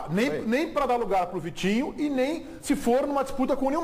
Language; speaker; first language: Portuguese; native; Portuguese